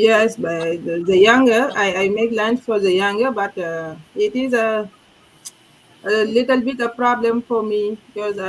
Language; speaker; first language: English; non-native, learner; French